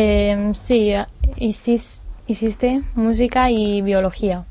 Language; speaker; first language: Spanish; non-native, learner; Hebrew